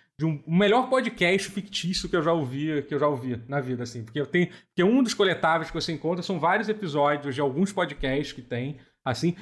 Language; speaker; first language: Portuguese; native; Portuguese